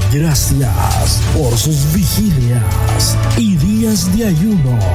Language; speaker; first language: Spanish; native; Spanish